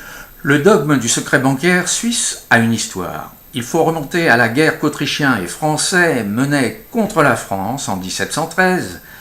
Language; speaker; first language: French; native; French